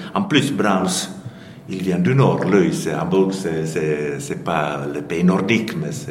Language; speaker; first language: French; non-native, fluent; Finnish